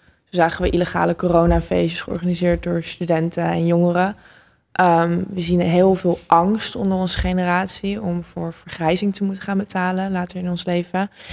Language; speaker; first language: Dutch; native; Dutch